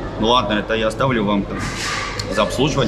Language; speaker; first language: Russian; non-native, fluent; Korean